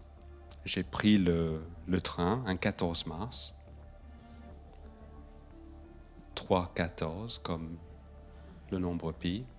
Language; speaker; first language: French; non-native, fluent; English